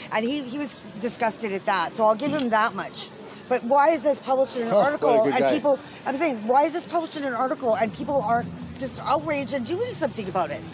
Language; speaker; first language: English; native; English